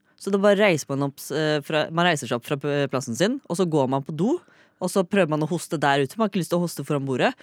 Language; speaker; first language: Norwegian; native; Norwegian